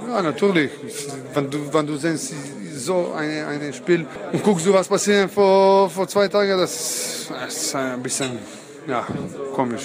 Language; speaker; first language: German; non-native, learner; Croatian